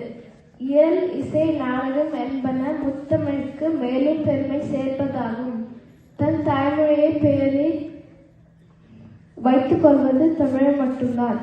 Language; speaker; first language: Tamil; early bilingual, heritage; Tamil